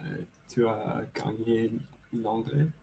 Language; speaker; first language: French; non-native, learner; English